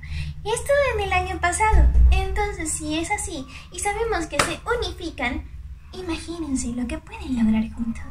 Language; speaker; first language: Spanish; native; Spanish